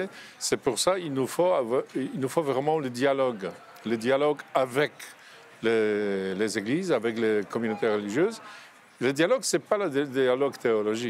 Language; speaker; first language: French; non-native, fluent; Polish